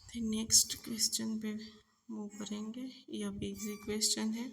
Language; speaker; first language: Hindi; non-native, local second language; Gujarati